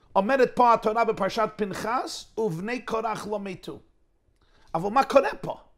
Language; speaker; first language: Hebrew; non-native, fluent; English